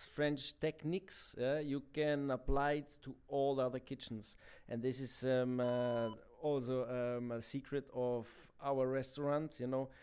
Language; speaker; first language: English; non-native, fluent; German